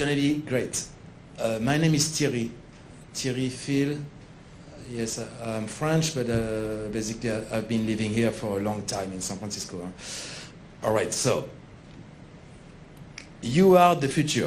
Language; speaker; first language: English; non-native, fluent; French